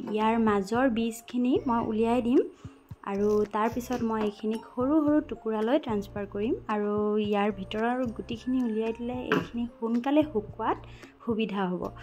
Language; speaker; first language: Assamese; non-native, local second language; Nepali